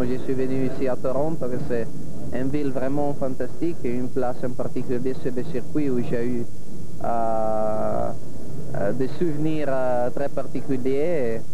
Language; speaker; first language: French; non-native, fluent; Italian